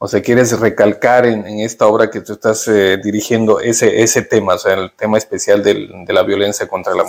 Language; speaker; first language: Spanish; native; Spanish